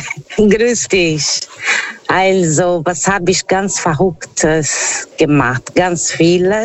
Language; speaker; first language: German; non-native, learner; Portuguese